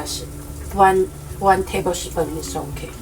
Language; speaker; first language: English; non-native, learner; Chinese